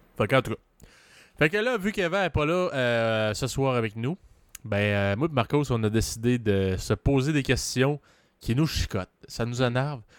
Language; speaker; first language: French; native; French